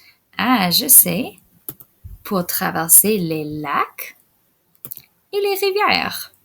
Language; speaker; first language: French; non-native, local second language; English